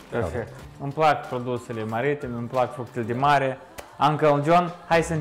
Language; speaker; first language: Romanian; native; Romanian